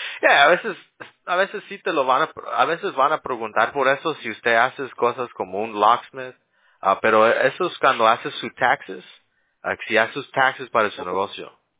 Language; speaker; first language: Spanish; early bilingual, heritage; Spanish